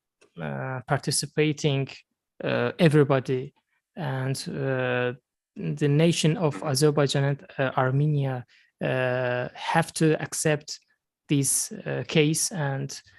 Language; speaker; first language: English; non-native, learner; Azerbaijani